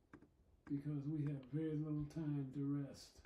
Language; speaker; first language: English; native; English